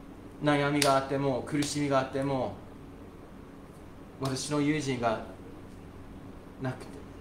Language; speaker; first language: Japanese; non-native, fluent; English